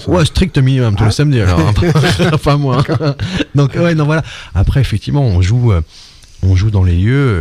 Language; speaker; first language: French; native; French